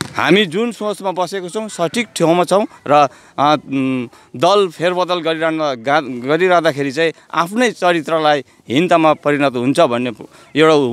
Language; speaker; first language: Nepali; native; Nepali